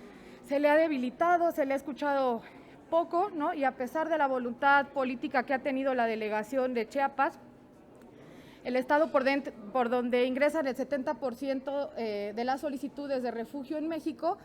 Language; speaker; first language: Spanish; native; Spanish